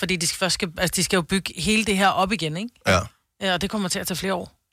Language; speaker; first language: Danish; native; Danish